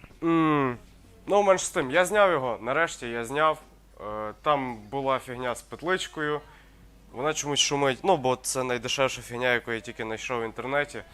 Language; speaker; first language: Ukrainian; native; Ukrainian